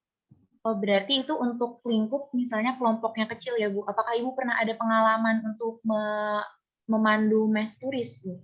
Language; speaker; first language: Indonesian; native; Indonesian